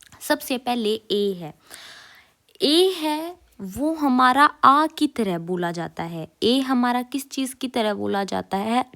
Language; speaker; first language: Hindi; native; Hindi